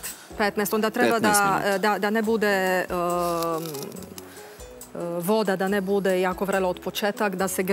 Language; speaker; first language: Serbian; non-native, learner; Romanian